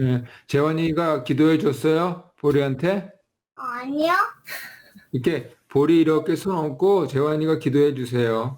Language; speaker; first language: Korean; native; Korean